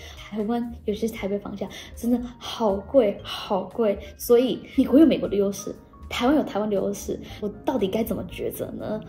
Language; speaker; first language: Chinese; native; Chinese